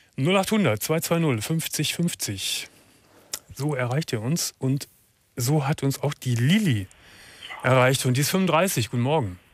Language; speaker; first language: German; native; German